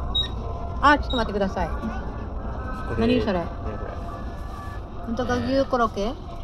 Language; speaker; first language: Japanese; non-native, learner; Filipino